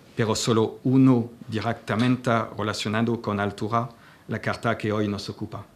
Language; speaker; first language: Spanish; non-native, fluent; French